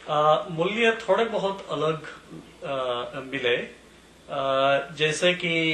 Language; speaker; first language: Hindi; native; Hindi